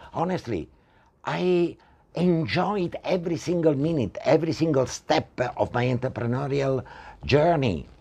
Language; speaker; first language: English; non-native, fluent; Italian